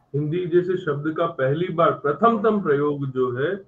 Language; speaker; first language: Hindi; native; Hindi